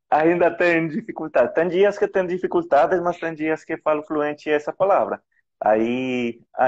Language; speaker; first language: Portuguese; non-native, fluent; Spanish